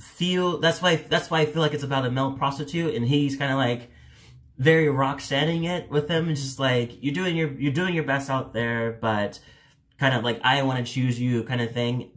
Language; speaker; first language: English; native; English